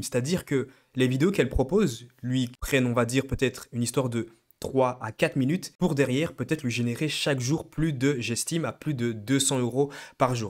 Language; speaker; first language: French; native; French